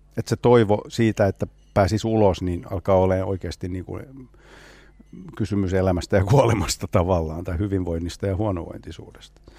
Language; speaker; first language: Finnish; non-native, local second language; Swedish